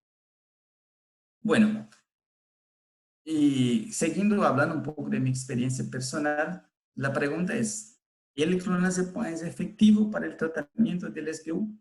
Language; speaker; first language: Spanish; non-native, fluent; Portuguese